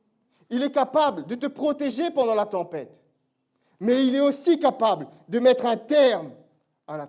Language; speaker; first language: French; native; French